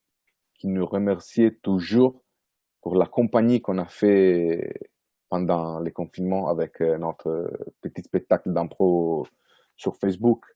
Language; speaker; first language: French; non-native, fluent; Italian